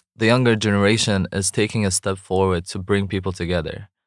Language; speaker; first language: English; non-native, fluent; Arabic